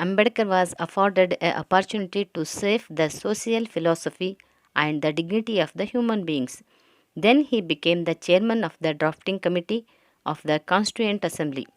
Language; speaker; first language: English; non-native, local second language; Kannada